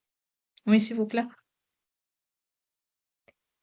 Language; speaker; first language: French; non-native, local second language; Arabic